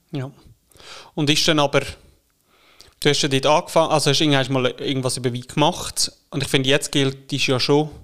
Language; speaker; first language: German; native; German